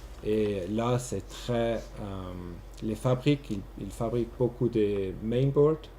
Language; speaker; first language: French; non-native, local second language; German